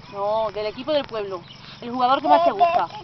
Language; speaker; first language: Spanish; native; Spanish